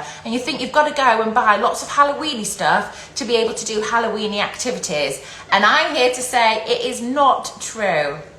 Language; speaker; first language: English; native; English